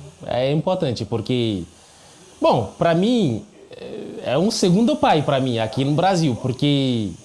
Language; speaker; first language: Portuguese; non-native, fluent; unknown